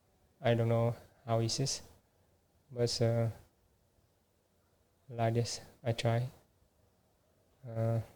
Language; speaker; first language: English; non-native, learner; Vietnamese